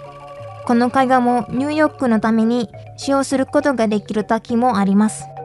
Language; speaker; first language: Japanese; non-native, fluent; Indonesian